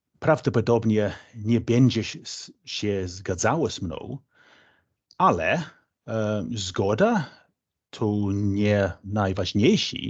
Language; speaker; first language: Polish; non-native, fluent; English